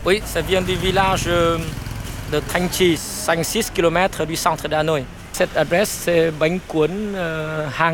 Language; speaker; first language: French; non-native, fluent; Vietnamese